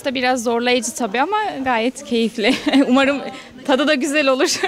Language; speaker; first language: Turkish; native; Turkish